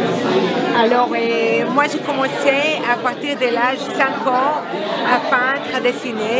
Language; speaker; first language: French; non-native, fluent; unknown